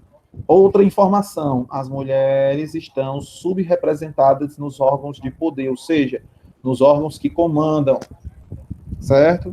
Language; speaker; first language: Portuguese; native; Portuguese